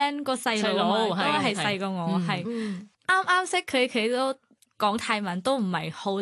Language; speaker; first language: Cantonese; non-native, fluent; Thai